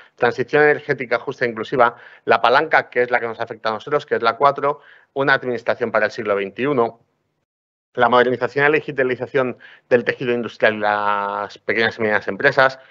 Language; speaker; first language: Spanish; non-native, local second language; Catalan